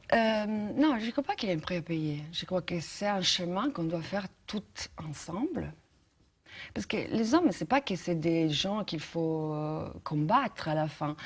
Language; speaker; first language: French; non-native, fluent; Italian